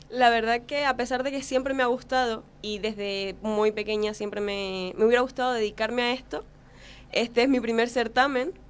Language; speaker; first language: Spanish; native; Spanish